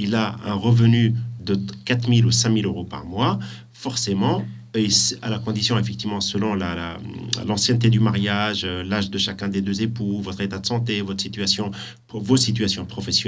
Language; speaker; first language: French; native; French